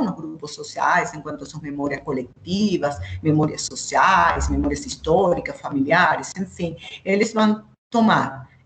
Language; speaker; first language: Portuguese; non-native, fluent; Spanish